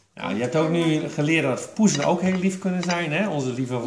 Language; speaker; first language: Dutch; native; Dutch